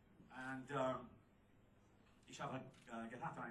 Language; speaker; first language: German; non-native, learner; English